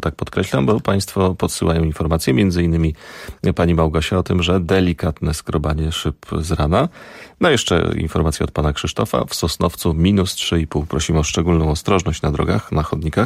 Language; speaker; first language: Polish; native; Polish